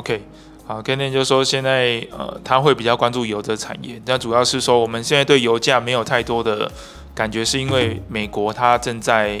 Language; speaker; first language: Chinese; native; Chinese